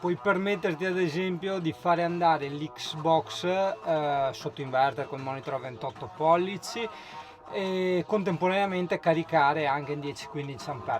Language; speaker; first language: Italian; native; Italian